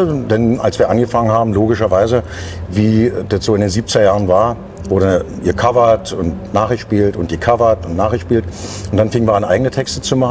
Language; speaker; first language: German; native; German